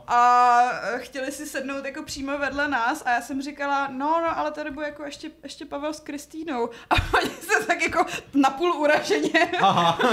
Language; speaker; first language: Czech; native; Czech